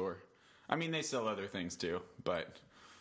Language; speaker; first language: English; native; English